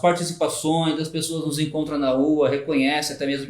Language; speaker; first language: Portuguese; native; Portuguese